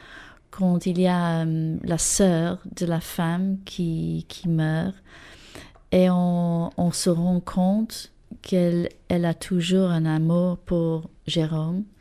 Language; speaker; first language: French; non-native, fluent; English